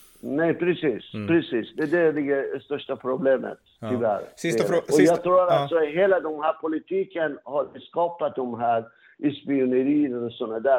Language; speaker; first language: Swedish; non-native, fluent; Persian